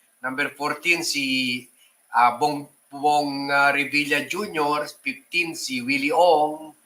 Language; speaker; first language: Filipino; native; Filipino